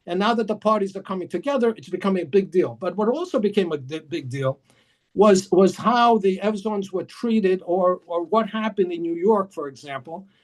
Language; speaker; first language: English; early bilingual, other home language; Greek